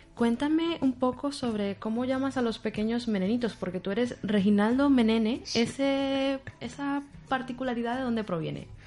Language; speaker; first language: Spanish; native; Spanish